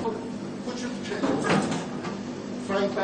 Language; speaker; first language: Turkish; non-native, learner; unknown